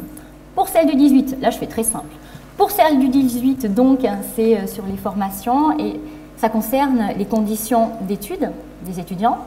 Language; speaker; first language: French; native; French